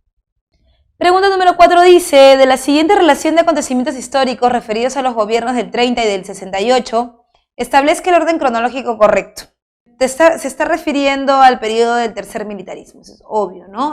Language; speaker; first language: Spanish; native; Spanish